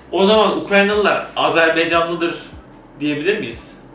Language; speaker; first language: Turkish; native; Turkish